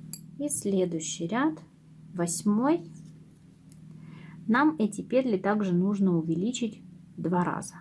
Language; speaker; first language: Russian; native; Russian